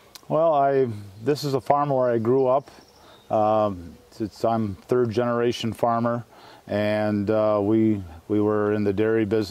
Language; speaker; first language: English; native; English